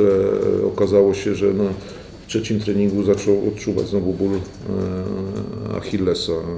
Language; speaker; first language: Polish; native; Polish